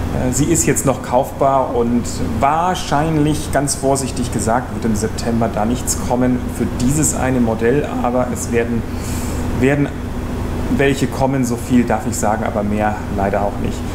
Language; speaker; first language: German; native; German